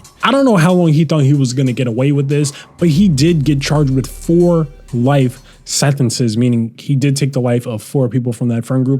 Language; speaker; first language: English; native; English